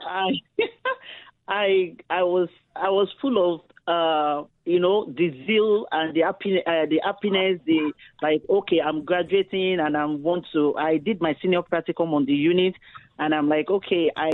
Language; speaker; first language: English; non-native, local second language; Yoruba